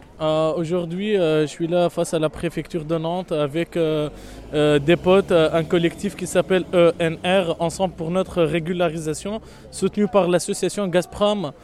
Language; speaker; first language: French; non-native, fluent; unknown